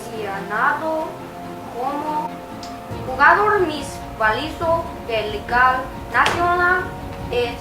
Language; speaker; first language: Spanish; non-native, learner; English